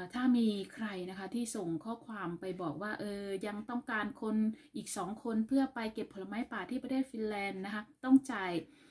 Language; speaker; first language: Thai; native; Thai